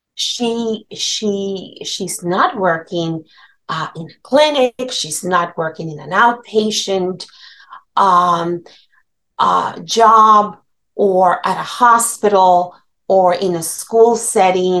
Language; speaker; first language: English; non-native, fluent; Spanish